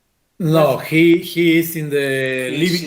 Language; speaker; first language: English; non-native, fluent; Spanish